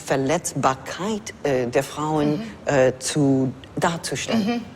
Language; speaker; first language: German; non-native, fluent; English